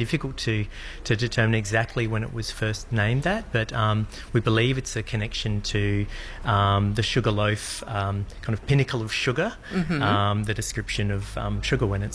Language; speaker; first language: English; native; English